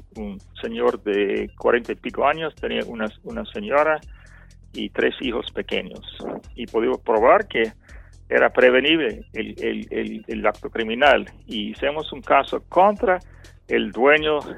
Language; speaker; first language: Spanish; non-native, fluent; English